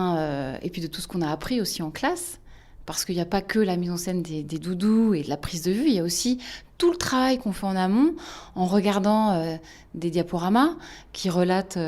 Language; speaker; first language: French; native; French